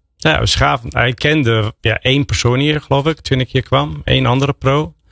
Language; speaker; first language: Dutch; non-native, fluent; English